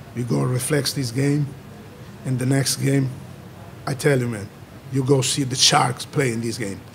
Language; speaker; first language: English; non-native, learner; Kabuverdianu